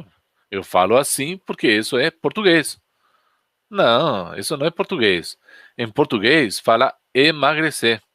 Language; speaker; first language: Portuguese; non-native, fluent; Spanish